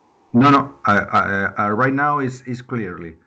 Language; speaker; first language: English; non-native, learner; Spanish